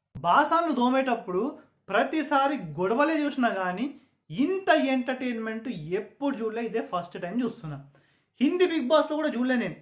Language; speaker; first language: Telugu; non-native, local second language; Urdu